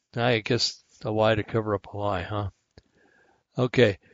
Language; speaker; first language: English; native; English